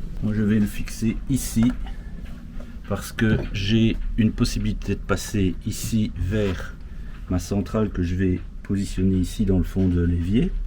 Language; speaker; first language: French; native; French